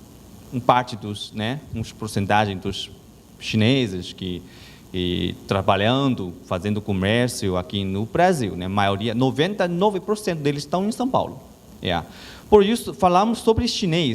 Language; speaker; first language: Portuguese; non-native, learner; Chinese